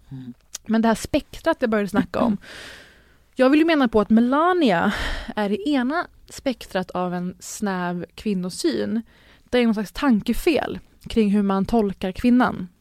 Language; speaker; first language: Swedish; native; Swedish